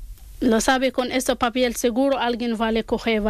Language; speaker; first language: Spanish; non-native, learner; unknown